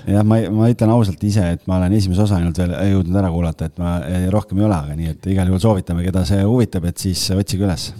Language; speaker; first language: Estonian; native; Estonian